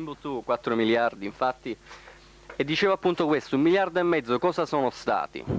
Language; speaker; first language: Italian; native; Italian